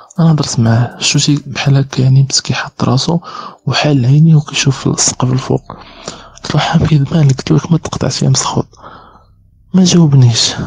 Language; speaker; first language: Arabic; native; Arabic